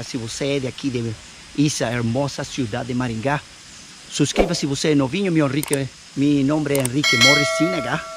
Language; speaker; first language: Portuguese; non-native, fluent; Spanish